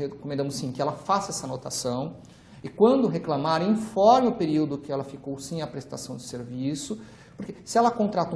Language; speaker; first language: Portuguese; native; Portuguese